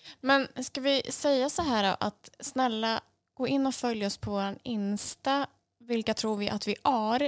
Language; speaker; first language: Swedish; native; Swedish